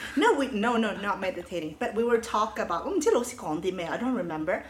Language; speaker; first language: English; early bilingual, other home language; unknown